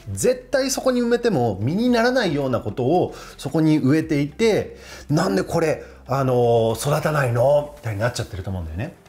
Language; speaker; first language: Japanese; non-native, fluent; English